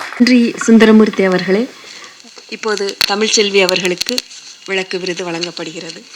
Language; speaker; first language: Tamil; non-native, local second language; Telugu